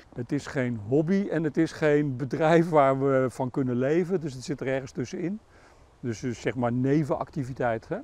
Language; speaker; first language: Dutch; native; Dutch